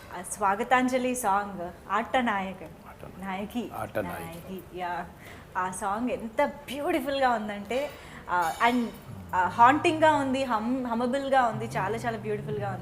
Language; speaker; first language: Telugu; native; Telugu